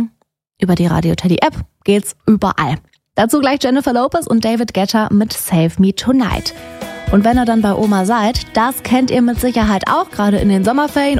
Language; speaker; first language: German; native; German